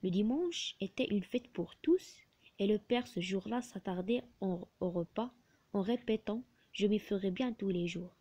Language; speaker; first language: French; non-native, local second language; Arabic